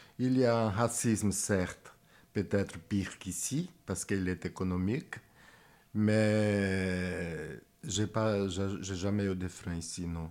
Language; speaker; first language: French; non-native, fluent; Portuguese